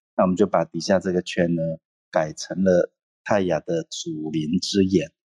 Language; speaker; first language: Chinese; non-native, local second language; Hakka Chinese